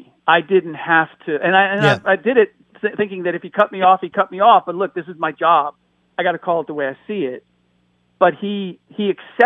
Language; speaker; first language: English; early bilingual, other home language; German